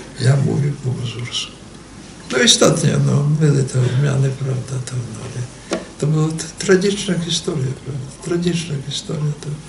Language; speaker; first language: Polish; native; Polish